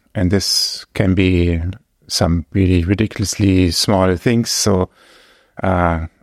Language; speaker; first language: English; non-native, fluent; German